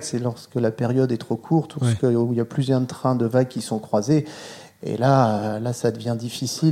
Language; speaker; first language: French; native; French